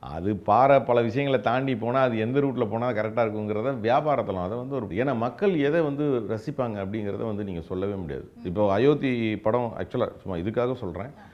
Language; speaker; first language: Tamil; native; Tamil